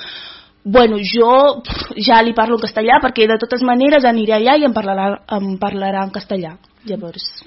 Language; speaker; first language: Catalan; early bilingual, other home language; Wolof